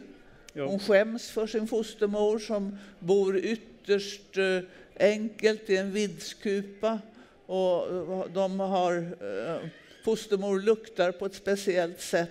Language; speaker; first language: Swedish; native; Swedish